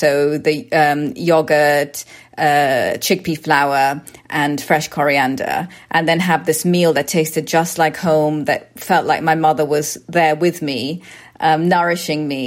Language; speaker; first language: English; native; English